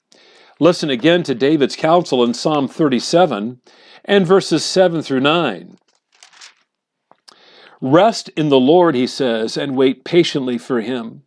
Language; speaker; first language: English; native; English